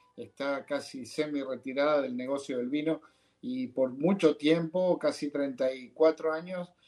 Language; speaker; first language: Spanish; native; Spanish